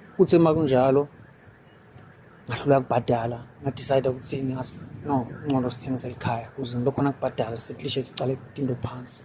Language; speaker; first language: Zulu; non-native, local second language; Swati